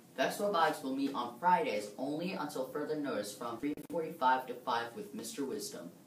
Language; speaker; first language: English; native; English